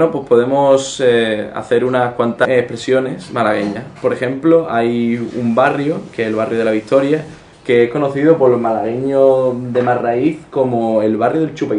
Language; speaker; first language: Spanish; native; Spanish